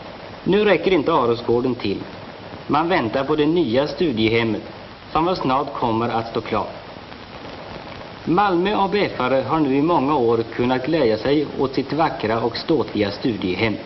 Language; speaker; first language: Swedish; native; Swedish